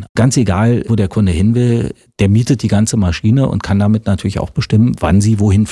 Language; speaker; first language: German; native; German